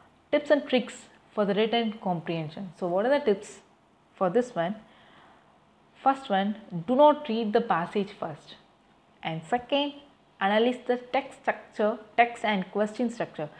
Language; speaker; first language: English; non-native, local second language; Tamil